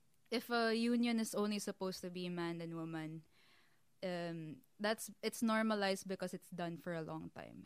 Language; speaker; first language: English; non-native, local second language; Filipino